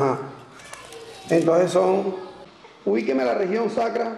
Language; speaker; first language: Spanish; native; Spanish